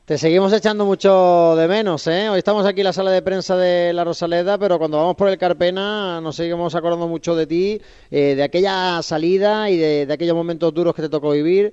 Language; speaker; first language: Spanish; native; Spanish